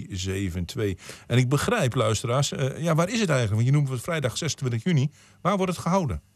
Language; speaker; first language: Dutch; native; Dutch